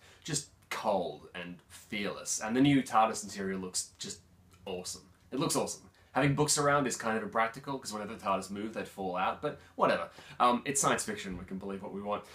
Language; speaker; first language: English; native; English